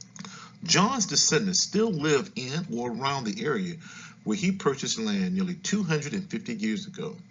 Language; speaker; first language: English; native; English